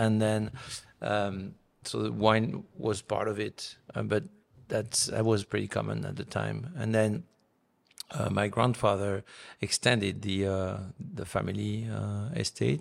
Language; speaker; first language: English; non-native, fluent; French